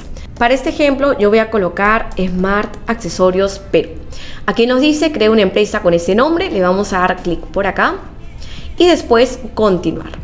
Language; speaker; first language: Spanish; native; Spanish